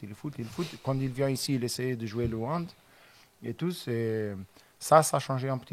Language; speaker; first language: French; non-native, learner; Portuguese